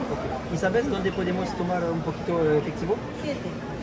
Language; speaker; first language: Spanish; non-native, learner; French